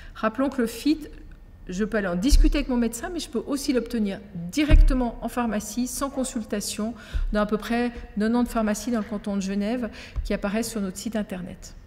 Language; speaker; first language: French; native; French